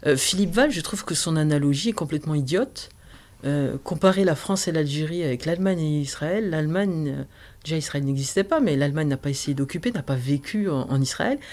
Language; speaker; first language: French; early bilingual, other home language; Arabic